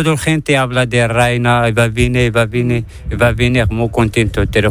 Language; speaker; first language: Spanish; non-native, learner; Arabic